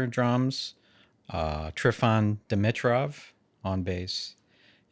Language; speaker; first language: English; native; English